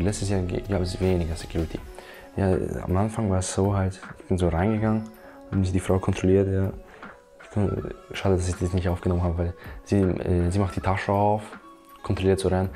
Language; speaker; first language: German; native; German